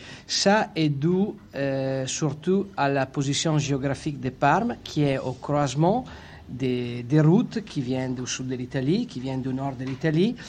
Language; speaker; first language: French; non-native, fluent; Italian